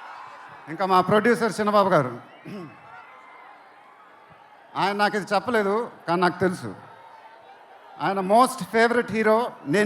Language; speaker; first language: Telugu; native; Telugu